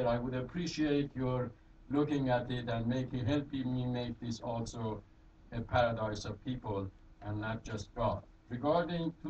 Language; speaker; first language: English; non-native, fluent; Persian